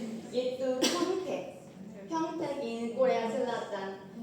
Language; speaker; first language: Indonesian; non-native, learner; Korean